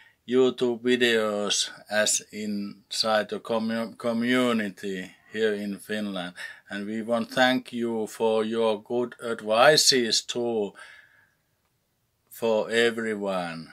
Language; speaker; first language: English; non-native, learner; Finnish